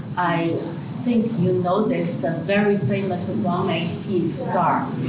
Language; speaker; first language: English; non-native, fluent; Chinese